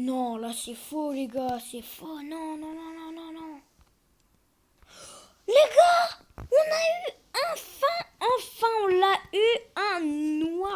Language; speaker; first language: French; native; French